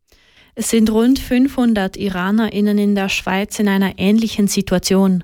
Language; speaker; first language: German; native; German